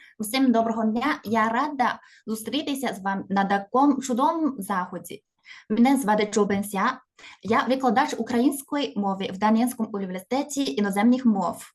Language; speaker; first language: Ukrainian; non-native, fluent; Chinese